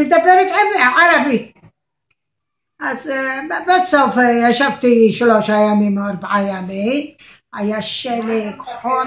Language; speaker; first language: Hebrew; non-native, learner; Arabic